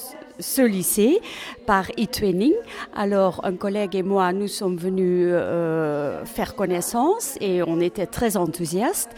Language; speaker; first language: French; non-native, fluent; Dutch